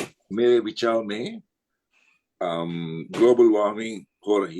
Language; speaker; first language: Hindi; non-native, learner; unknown